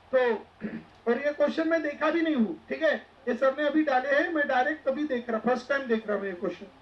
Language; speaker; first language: Hindi; non-native, local second language; Marathi